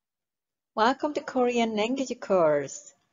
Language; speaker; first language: English; non-native, learner; Korean